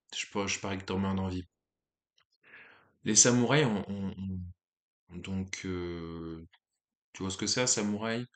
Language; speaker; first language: French; native; French